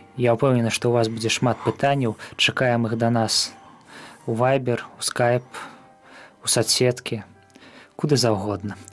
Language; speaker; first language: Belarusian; native; Belarusian